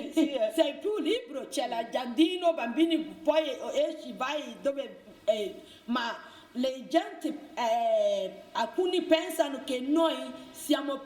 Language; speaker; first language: Italian; non-native, learner; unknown